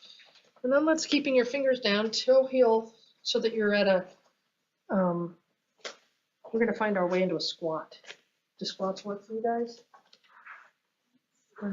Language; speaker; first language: English; native; English